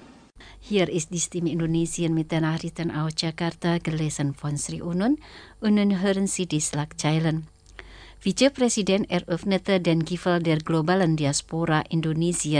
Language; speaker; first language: German; non-native, fluent; Indonesian